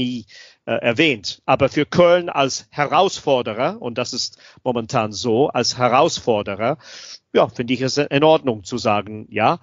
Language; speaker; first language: German; non-native, fluent; English